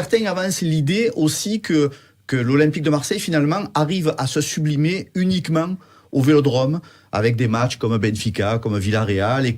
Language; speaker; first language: French; native; French